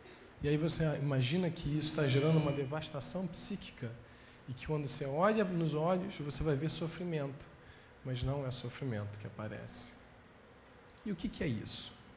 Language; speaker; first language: Portuguese; native; Portuguese